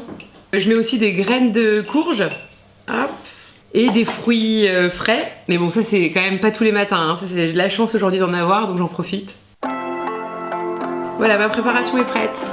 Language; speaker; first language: French; native; French